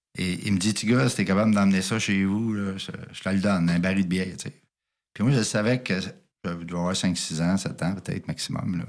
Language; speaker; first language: French; native; French